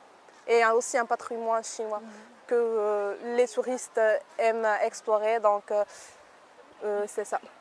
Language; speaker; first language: French; non-native, local second language; Arabic